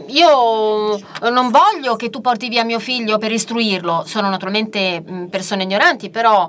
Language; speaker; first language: Italian; non-native, fluent; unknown